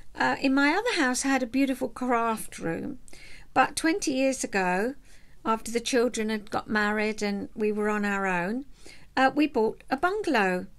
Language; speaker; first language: English; native; English